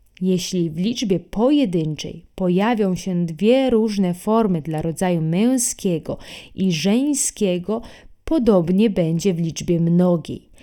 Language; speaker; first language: Polish; non-native, fluent; Italian